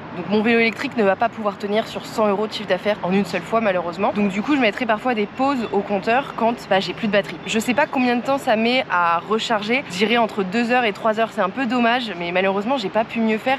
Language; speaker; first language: French; native; French